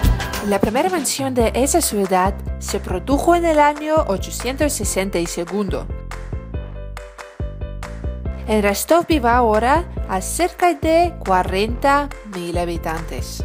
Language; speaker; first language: Spanish; non-native, learner; Russian